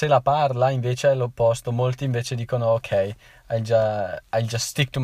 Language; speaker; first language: Italian; native; Italian